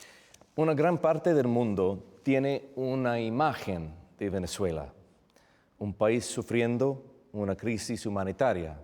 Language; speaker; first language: Spanish; non-native, fluent; English